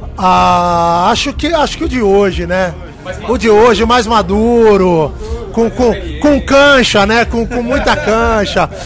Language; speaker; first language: Portuguese; native; Portuguese